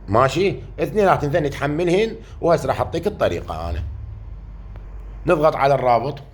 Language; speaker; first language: Arabic; native; Arabic